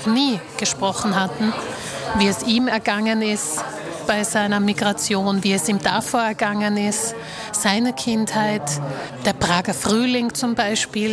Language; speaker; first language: German; early bilingual, other home language; Slovak